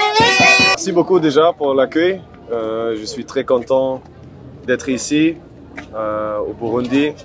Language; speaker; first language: French; non-native, fluent; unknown